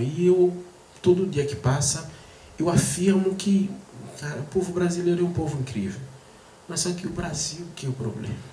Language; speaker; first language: Portuguese; non-native, fluent; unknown